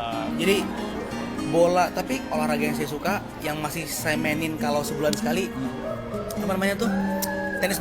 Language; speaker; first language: Indonesian; non-native, local second language; Achinese